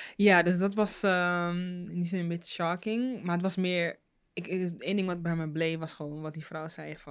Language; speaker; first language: Dutch; native; Dutch